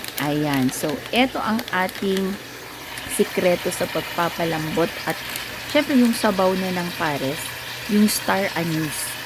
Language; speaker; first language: Filipino; non-native, local second language; Iloko